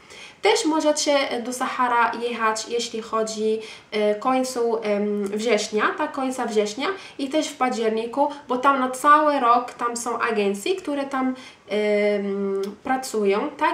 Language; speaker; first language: Polish; non-native, fluent; Arabic